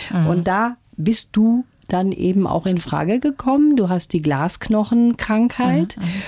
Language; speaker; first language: German; native; German